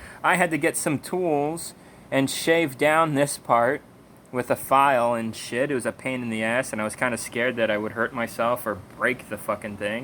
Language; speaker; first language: English; native; English